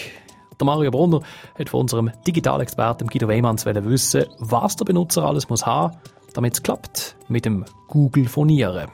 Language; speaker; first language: German; non-native, local second language; Swiss German